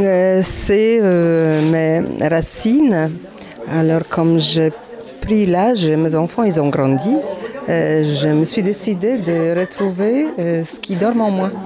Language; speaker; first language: French; non-native, learner; Polish